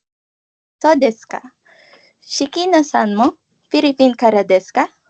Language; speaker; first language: Japanese; non-native, learner; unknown